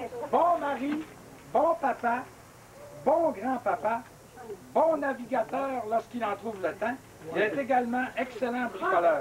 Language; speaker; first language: French; native; French